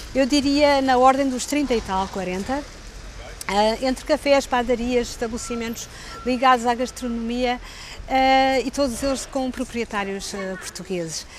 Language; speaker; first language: Portuguese; native; Portuguese